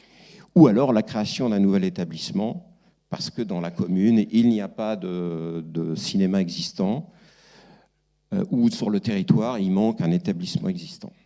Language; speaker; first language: French; native; French